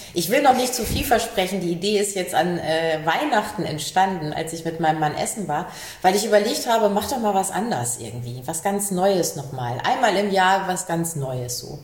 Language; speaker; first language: German; native; German